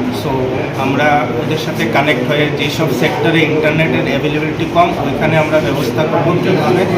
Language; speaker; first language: Bangla; native; Bangla